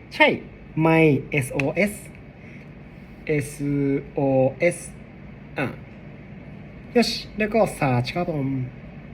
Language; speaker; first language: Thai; non-native, learner; Japanese